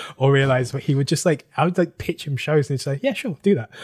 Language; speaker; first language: English; native; English